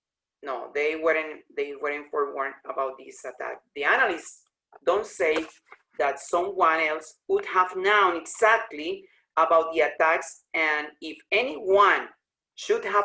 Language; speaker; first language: English; non-native, learner; Spanish